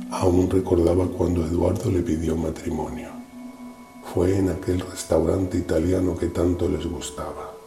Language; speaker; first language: Spanish; native; Spanish